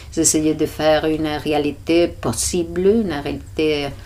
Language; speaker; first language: French; non-native, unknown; Spanish